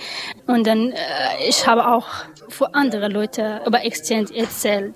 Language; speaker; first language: German; non-native, learner; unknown